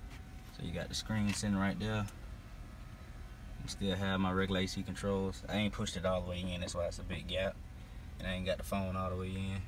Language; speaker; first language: English; native; English